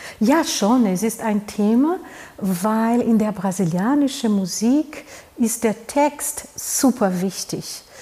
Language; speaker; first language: German; non-native, fluent; Portuguese